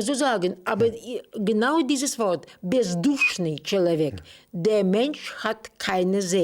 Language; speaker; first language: German; non-native, fluent; Russian